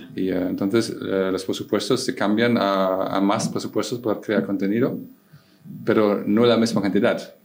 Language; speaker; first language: Spanish; non-native, fluent; German